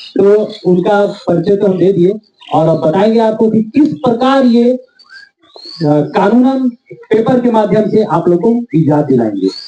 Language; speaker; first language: Hindi; native; Hindi